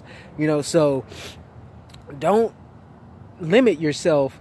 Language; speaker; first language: English; native; English